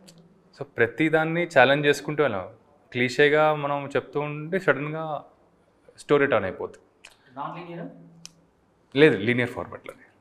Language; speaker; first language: Telugu; native; Telugu